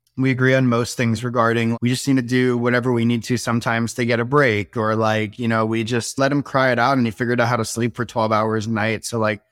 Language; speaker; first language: English; native; English